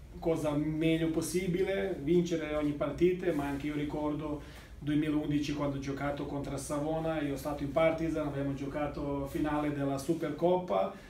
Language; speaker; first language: Italian; non-native, learner; Serbian